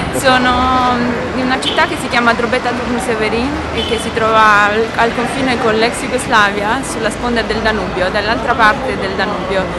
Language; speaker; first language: Italian; non-native, fluent; Romanian